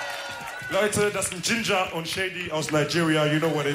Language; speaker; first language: German; early bilingual, other home language; Wolof